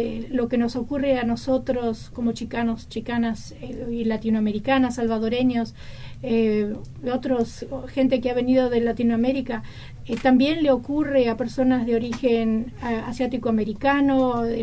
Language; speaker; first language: Spanish; native; Spanish